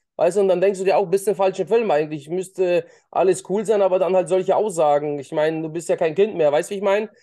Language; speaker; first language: German; early bilingual, other home language; Russian